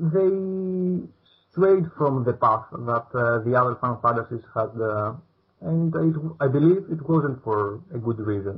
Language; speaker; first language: English; non-native, fluent; Greek